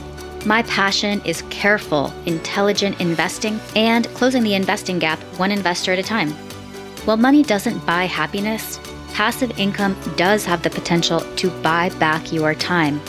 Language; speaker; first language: English; native; English